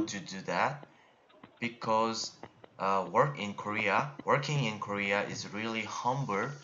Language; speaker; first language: English; non-native, learner; Korean